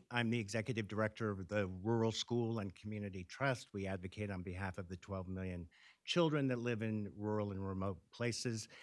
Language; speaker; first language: English; native; English